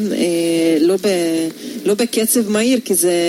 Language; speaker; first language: Hebrew; non-native, fluent; Hungarian